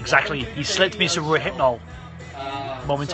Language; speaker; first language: English; native; English